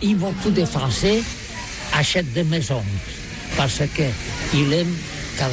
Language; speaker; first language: French; non-native, learner; Catalan